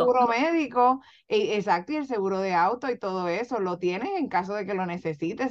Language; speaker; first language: Spanish; native; Spanish